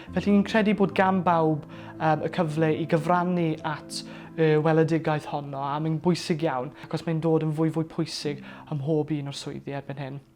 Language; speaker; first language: Welsh; non-native, local second language; English